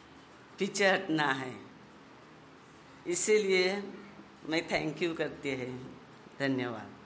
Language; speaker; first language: Hindi; non-native, local second language; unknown